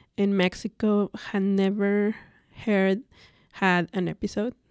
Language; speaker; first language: English; non-native, fluent; Spanish